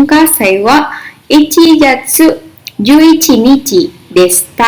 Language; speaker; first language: Japanese; non-native, fluent; Indonesian